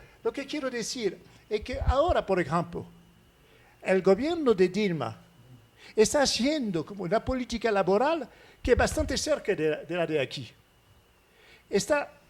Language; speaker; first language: Spanish; non-native, fluent; French